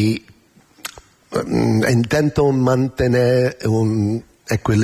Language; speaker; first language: Spanish; non-native, learner; English